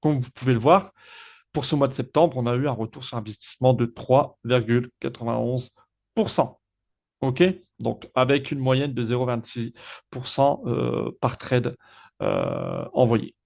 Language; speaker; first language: French; native; French